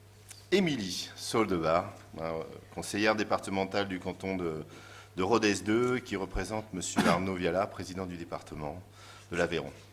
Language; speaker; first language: French; native; French